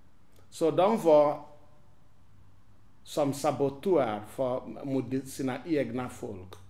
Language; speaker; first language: Swedish; non-native, fluent; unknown